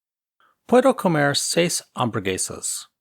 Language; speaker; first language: Spanish; non-native, fluent; English